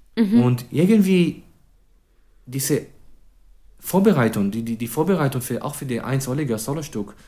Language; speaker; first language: German; non-native, fluent; Hebrew